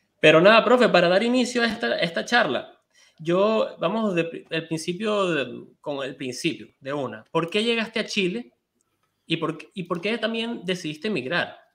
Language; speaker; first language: Spanish; native; Spanish